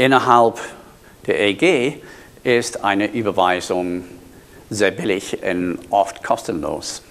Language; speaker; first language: German; non-native, fluent; English